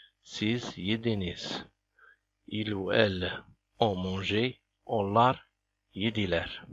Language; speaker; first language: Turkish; non-native, fluent; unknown